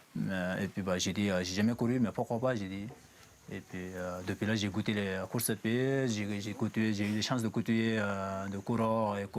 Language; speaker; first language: French; non-native, fluent; Sherpa